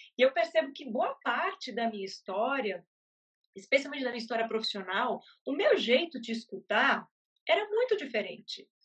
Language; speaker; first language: Portuguese; native; Portuguese